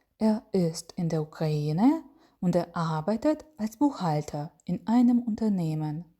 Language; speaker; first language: German; non-native, fluent; Ukrainian